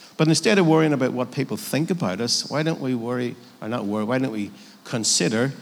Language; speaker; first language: English; native; English